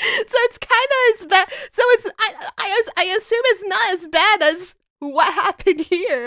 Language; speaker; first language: English; native; English